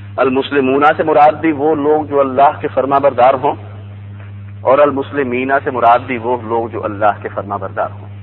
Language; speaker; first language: Urdu; native; Urdu